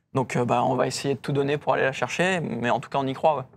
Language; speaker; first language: French; native; French